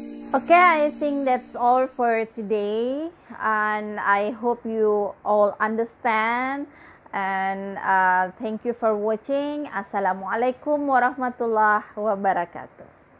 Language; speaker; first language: English; non-native, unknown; Indonesian